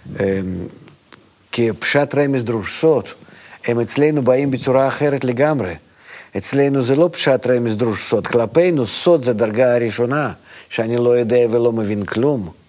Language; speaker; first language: Hebrew; non-native, fluent; Russian